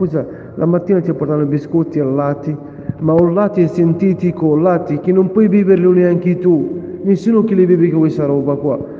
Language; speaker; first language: Italian; non-native, fluent; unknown